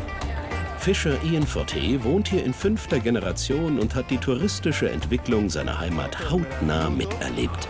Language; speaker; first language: German; native; German